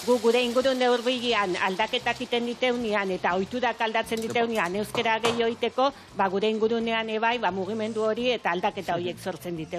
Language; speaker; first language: Basque; native; Basque